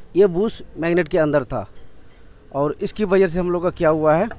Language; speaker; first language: Hindi; non-native, local second language; Bangla